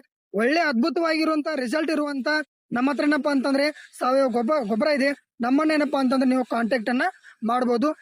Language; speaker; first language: Kannada; native; Kannada